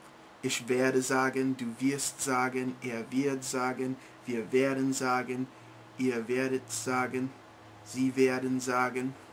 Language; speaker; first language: German; non-native, learner; English